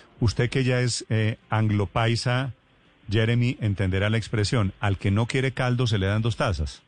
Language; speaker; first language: Spanish; native; Spanish